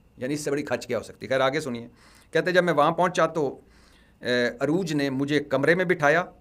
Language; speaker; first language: Urdu; non-native, local second language; Punjabi